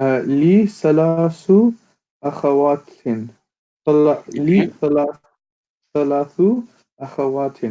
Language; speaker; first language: Arabic; non-native, learner; English